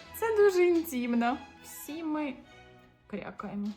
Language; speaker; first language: Ukrainian; non-native, local second language; Russian